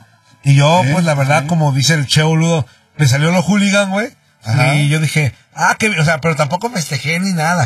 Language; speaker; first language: Spanish; native; Spanish